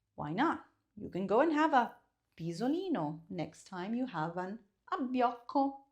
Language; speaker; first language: English; non-native, fluent; Italian